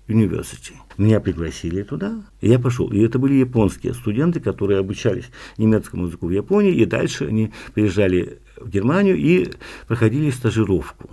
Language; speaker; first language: Russian; non-native, local second language; Yakut